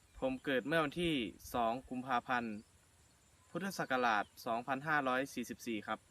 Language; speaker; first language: Thai; native; Thai